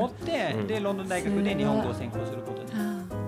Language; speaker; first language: Japanese; non-native, fluent; Danish